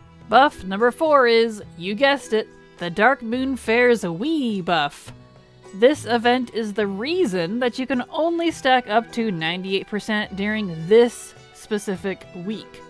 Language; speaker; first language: English; native; English